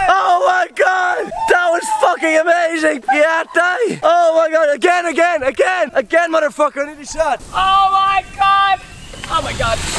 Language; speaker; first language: English; native; English